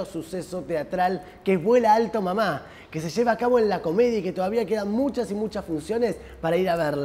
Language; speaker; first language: Spanish; native; Spanish